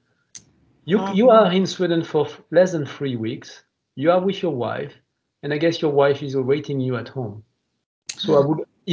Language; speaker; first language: English; non-native, fluent; French